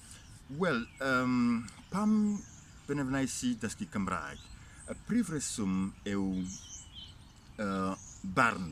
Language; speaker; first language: Welsh; non-native, fluent; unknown